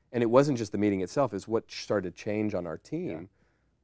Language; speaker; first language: English; native; English